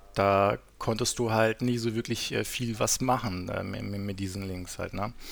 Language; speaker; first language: German; native; German